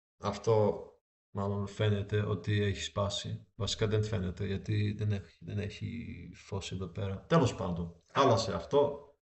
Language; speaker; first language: Greek; non-native, fluent; Slovak